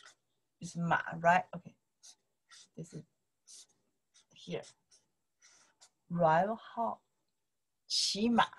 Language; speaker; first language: English; non-native, learner; Chinese